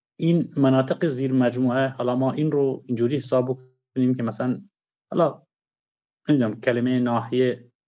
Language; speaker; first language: Persian; non-native, local second language; Kurdish